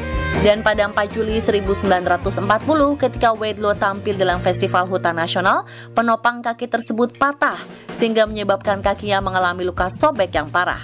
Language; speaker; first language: Indonesian; native; Indonesian